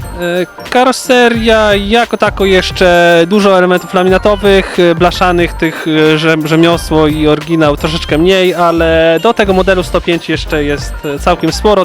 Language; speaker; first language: Polish; native; Polish